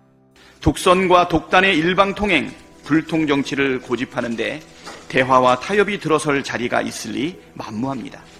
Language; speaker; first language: Korean; native; Korean